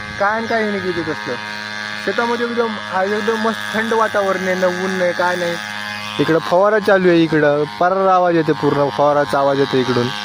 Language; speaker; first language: Marathi; non-native, local second language; Lambadi